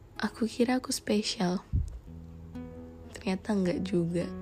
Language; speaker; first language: Indonesian; native; Indonesian